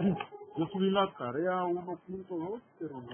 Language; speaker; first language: Spanish; native; Spanish